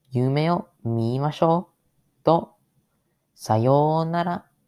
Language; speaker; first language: Japanese; non-native, learner; English